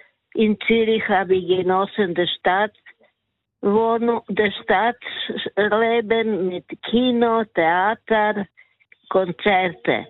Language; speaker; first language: German; non-native, learner; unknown